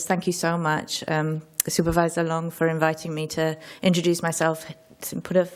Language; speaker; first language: English; native; English